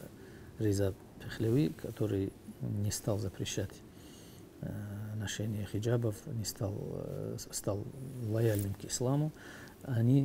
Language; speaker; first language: Russian; native; Russian